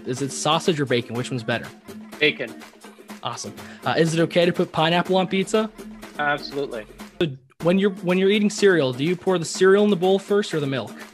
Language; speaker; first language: English; native; English